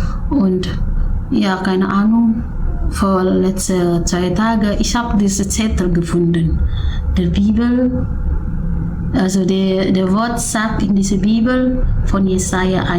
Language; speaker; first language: German; non-native, learner; Indonesian